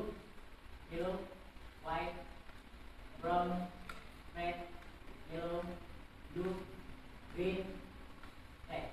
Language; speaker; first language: English; non-native, learner; Indonesian